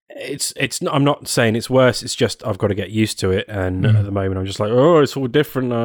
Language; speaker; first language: English; native; English